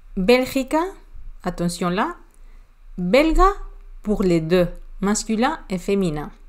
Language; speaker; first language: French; non-native, fluent; Spanish